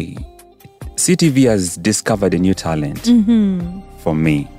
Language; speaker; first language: English; non-native, local second language; Ganda